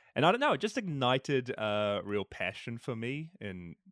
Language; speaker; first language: English; native; English